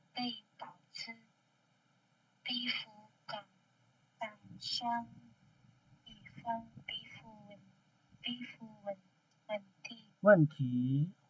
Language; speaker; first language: Chinese; non-native, learner; Indonesian